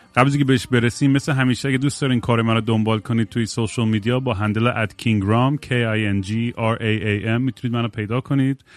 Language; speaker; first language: Persian; early bilingual, heritage; Persian